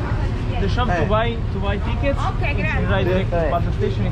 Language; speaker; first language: English; non-native, fluent; Romanian